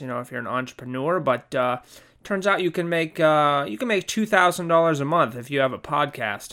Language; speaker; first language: English; native; English